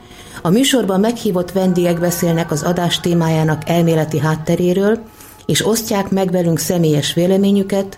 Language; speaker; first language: Hungarian; native; Hungarian